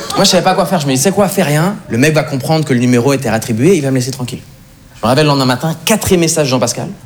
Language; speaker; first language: French; native; French